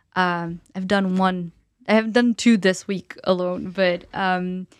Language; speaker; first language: English; non-native, fluent; Portuguese